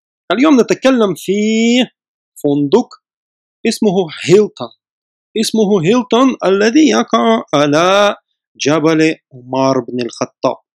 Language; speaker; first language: Arabic; non-native, fluent; Russian